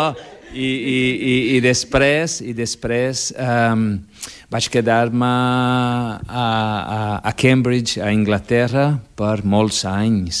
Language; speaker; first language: Catalan; non-native, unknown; Portuguese